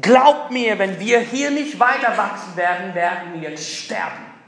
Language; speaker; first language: German; non-native, fluent; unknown